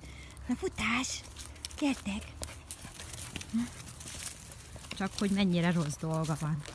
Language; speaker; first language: Hungarian; native; Hungarian